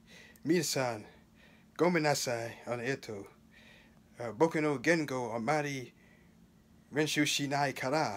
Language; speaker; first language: Japanese; non-native, learner; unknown